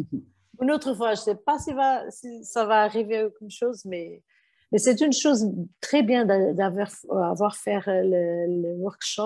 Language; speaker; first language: French; non-native, fluent; Portuguese